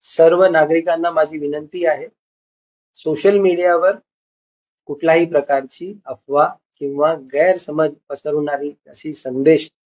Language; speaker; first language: Marathi; non-native, local second language; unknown